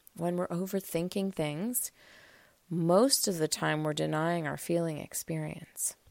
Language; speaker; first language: English; native; English